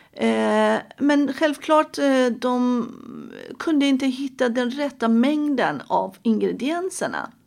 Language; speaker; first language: Swedish; non-native, fluent; Persian